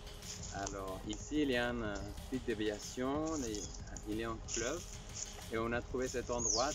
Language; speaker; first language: French; non-native, fluent; Spanish